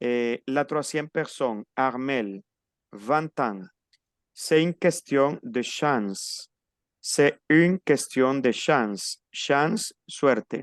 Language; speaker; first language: French; non-native, fluent; Spanish